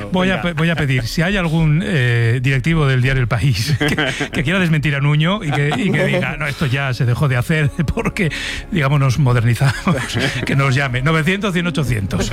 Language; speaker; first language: Spanish; native; Spanish